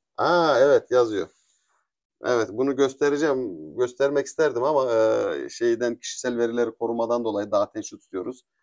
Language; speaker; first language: Turkish; native; Turkish